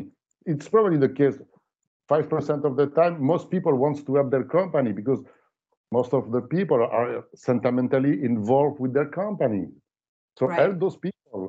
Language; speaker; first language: English; non-native, fluent; French